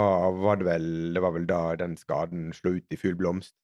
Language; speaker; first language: Norwegian; native; Norwegian